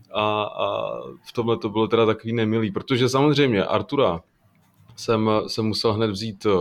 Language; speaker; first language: Czech; native; Czech